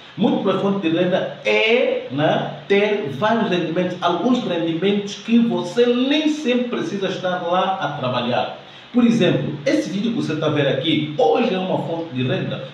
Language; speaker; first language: Portuguese; native; Portuguese